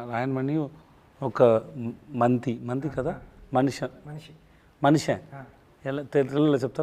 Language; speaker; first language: Telugu; non-native, learner; Tamil